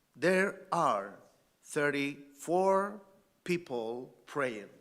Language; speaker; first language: English; non-native, learner; Spanish